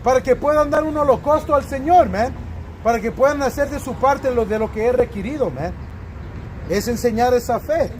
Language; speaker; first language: Spanish; early bilingual, other home language; English